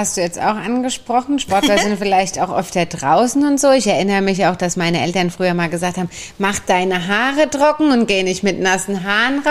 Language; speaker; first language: German; native; German